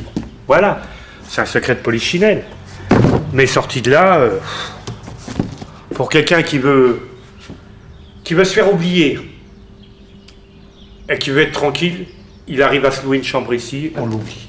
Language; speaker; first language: French; native; French